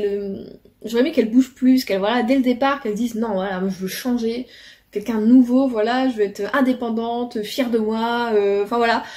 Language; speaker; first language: French; native; French